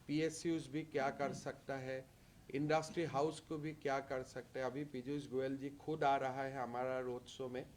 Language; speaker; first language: Hindi; non-native, local second language; Assamese